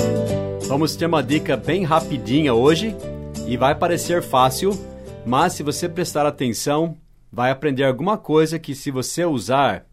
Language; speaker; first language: Portuguese; non-native, fluent; English